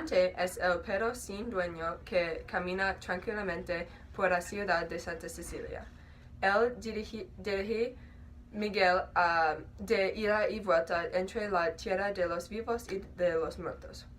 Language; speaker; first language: Spanish; non-native, learner; English